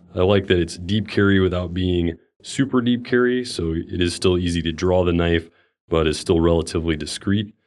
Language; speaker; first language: English; native; English